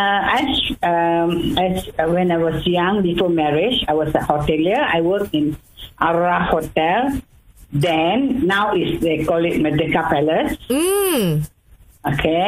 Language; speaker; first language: English; non-native, local second language; Tamil